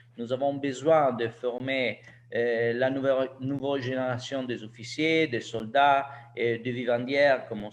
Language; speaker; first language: French; non-native, learner; Italian